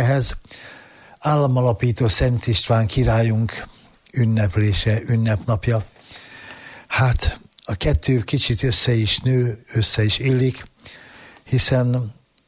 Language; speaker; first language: Hungarian; native; Hungarian